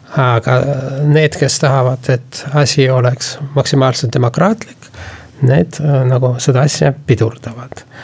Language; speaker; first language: Estonian; non-native, local second language; Russian